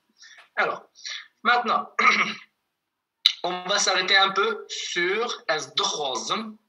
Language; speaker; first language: French; non-native, fluent; Kurdish